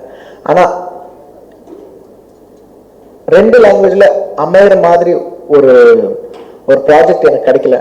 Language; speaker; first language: Tamil; non-native, local second language; Telugu